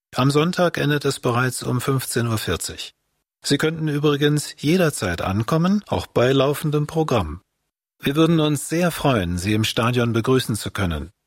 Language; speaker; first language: German; native; German